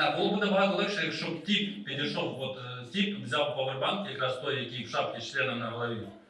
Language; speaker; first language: Ukrainian; non-native, local second language; Russian